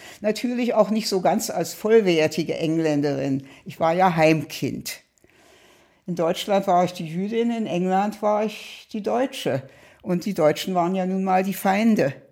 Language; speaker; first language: German; native; German